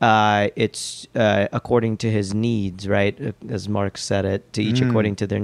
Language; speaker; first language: English; early bilingual, other home language; Russian